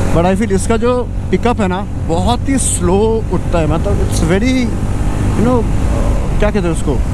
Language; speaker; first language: Hindi; non-native, local second language; Bangla